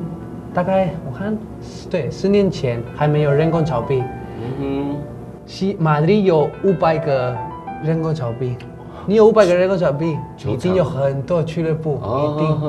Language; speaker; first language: Chinese; non-native, fluent; Spanish